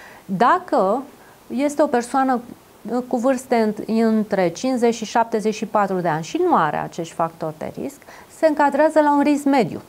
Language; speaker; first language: Romanian; native; Romanian